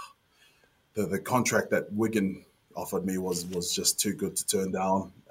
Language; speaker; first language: English; native; English